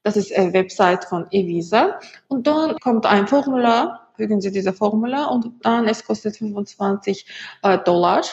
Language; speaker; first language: German; non-native, learner; Azerbaijani